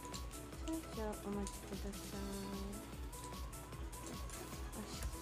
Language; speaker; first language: Japanese; native; Japanese